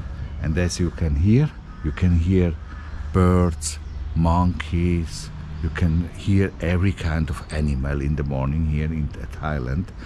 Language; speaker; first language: English; non-native, fluent; Italian